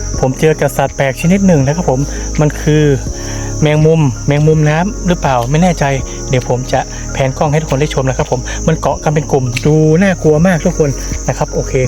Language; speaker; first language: Thai; native; Thai